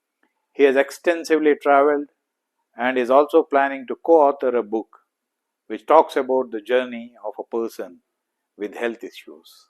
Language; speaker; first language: English; non-native, local second language; Kannada